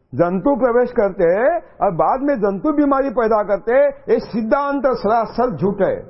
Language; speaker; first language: Hindi; non-native, local second language; Marathi